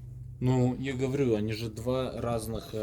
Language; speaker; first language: Russian; early bilingual, heritage; Russian